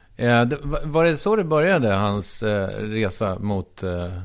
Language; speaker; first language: Swedish; native; Swedish